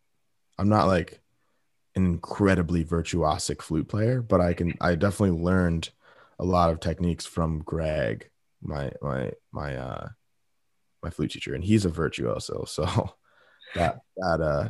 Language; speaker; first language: English; native; English